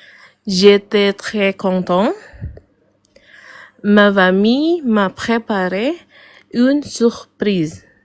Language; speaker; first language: French; non-native, learner; Arabic